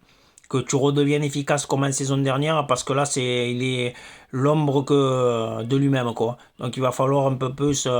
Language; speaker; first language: French; native; French